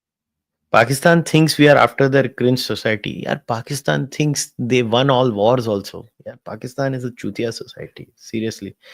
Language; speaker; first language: English; non-native, local second language; Hindi